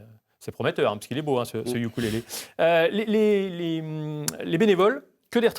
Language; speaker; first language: French; native; French